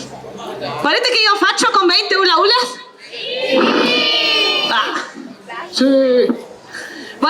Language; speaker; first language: Italian; non-native, learner; Spanish